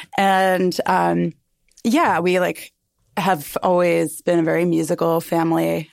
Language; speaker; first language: English; native; English